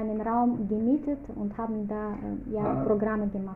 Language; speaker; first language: German; non-native, fluent; Russian